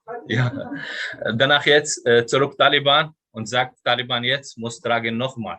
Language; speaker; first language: German; non-native, learner; Arabic